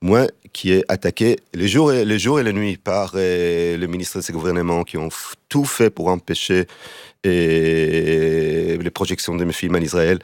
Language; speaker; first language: French; non-native, fluent; Hebrew